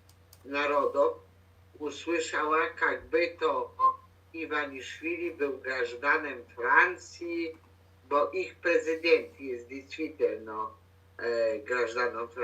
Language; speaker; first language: Russian; non-native, learner; Polish